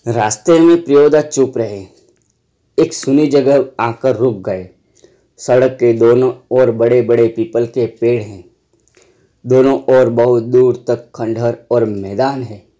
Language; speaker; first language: Hindi; non-native, local second language; Gujarati